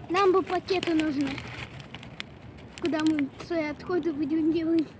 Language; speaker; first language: Russian; native; Russian